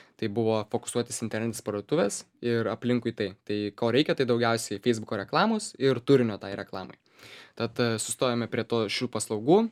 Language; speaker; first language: Lithuanian; native; Lithuanian